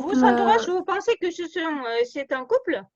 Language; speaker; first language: French; non-native, fluent; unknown